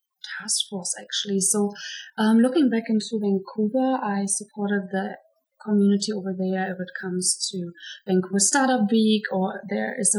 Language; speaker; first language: English; non-native, fluent; German